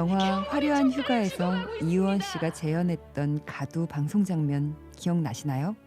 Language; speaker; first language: Korean; native; Korean